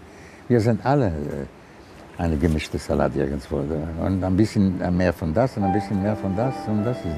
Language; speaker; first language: German; non-native, learner; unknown